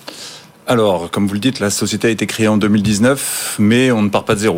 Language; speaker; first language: French; native; French